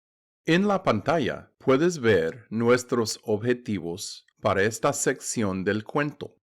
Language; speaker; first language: Spanish; non-native, fluent; English